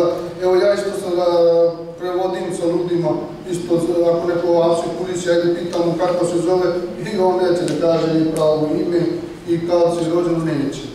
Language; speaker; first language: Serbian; non-native, learner; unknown